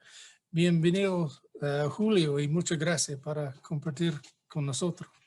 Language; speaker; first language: Spanish; non-native, fluent; English